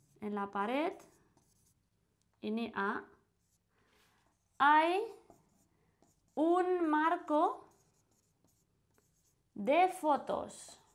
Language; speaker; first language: Spanish; non-native, fluent; Indonesian